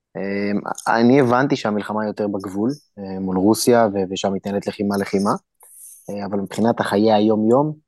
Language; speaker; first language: Hebrew; native; Hebrew